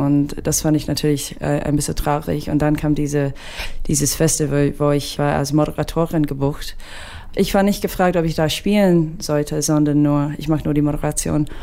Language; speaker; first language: German; non-native, fluent; English